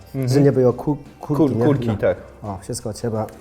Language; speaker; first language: Polish; non-native, fluent; Burmese